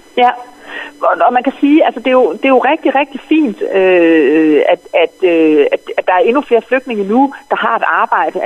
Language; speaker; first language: Danish; native; Danish